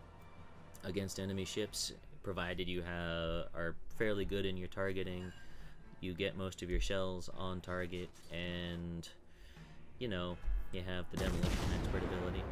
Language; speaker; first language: English; native; English